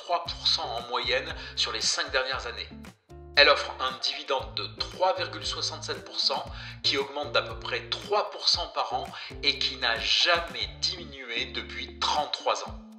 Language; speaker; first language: French; native; French